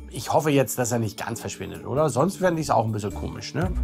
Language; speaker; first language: German; native; German